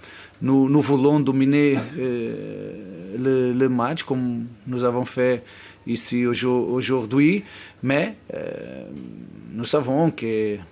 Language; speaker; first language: French; non-native, learner; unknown